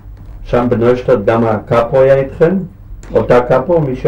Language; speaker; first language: Hebrew; native; Hebrew